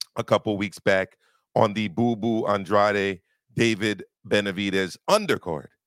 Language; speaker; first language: English; native; English